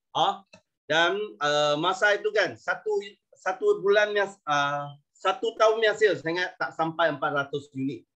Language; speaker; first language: Malay; non-native, local second language; Chinese